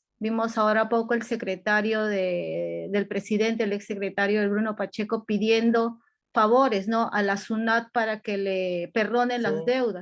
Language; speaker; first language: Spanish; native; Spanish